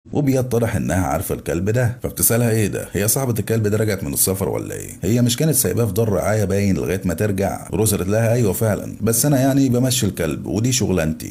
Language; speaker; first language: Arabic; native; Arabic